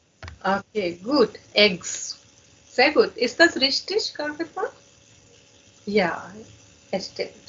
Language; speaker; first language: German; non-native, fluent; Hindi